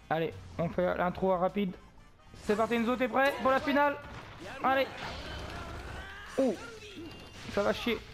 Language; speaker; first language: French; native; French